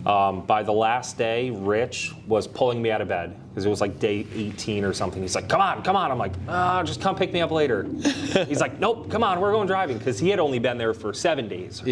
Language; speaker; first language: English; native; English